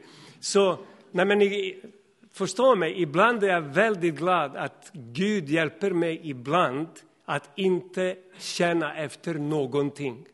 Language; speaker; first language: Swedish; non-native, fluent; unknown